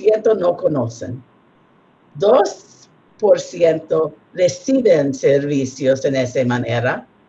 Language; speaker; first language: Spanish; non-native, learner; English